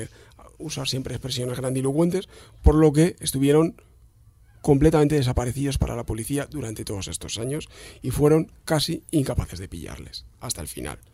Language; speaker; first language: Spanish; native; Spanish